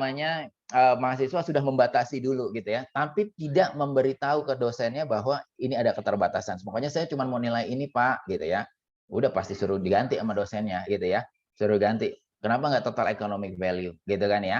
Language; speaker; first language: Indonesian; native; Indonesian